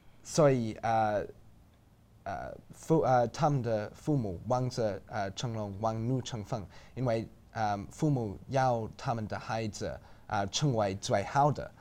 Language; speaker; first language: Chinese; non-native, learner; English